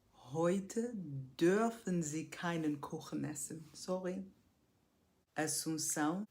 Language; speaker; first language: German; non-native, fluent; Portuguese